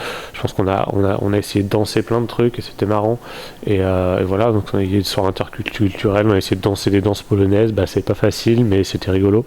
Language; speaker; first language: French; native; French